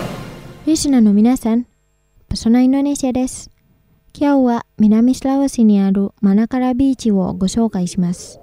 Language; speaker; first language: Japanese; non-native, fluent; Indonesian